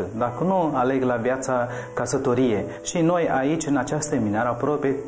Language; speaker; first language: Romanian; non-native, learner; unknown